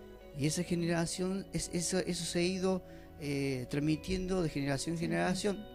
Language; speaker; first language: Spanish; native; Spanish